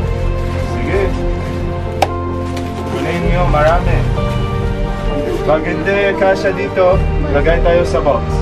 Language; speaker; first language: Filipino; non-native, learner; Arabic